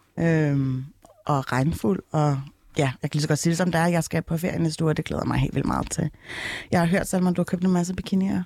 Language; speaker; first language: Danish; early bilingual, other home language; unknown